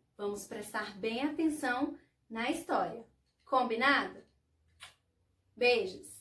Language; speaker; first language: Portuguese; native; Portuguese